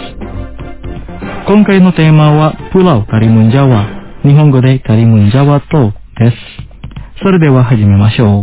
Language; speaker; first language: Japanese; non-native, fluent; Indonesian